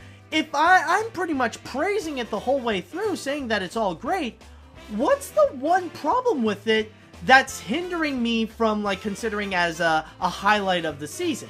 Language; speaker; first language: English; native; English